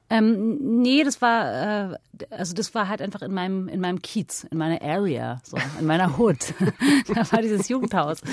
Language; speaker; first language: German; native; German